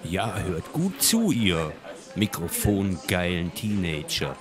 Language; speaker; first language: German; native; German